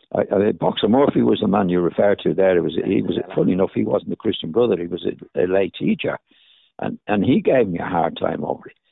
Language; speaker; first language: English; native; English